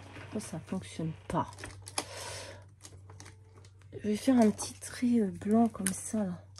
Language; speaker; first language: French; native; French